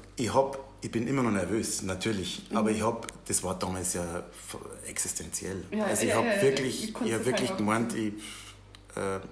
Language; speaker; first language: German; native; German